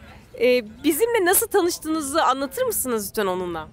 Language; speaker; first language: Turkish; native; Turkish